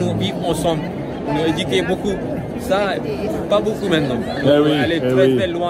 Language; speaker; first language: French; non-native, learner; Tamil